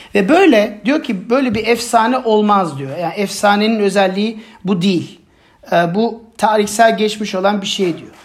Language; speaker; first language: Turkish; non-native, fluent; German